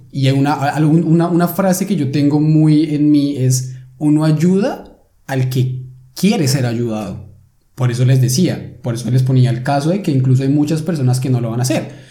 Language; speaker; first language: Spanish; native; Spanish